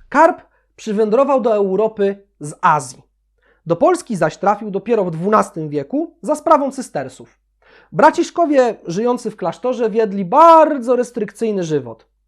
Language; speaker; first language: Polish; native; Polish